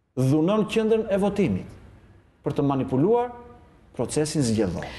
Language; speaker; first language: Albanian; non-native, local second language; Greek